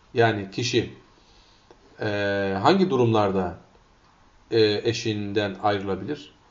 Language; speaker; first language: Turkish; non-native, fluent; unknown